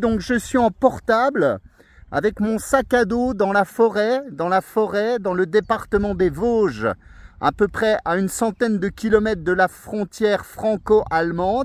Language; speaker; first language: French; native; French